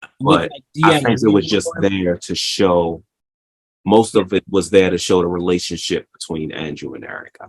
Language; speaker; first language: English; native; English